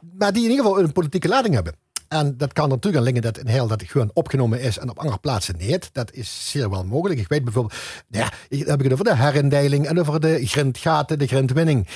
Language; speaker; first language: Dutch; non-native, local second language; Limburgish